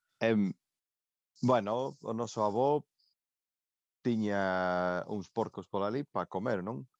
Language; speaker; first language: Galician; non-native, local second language; Spanish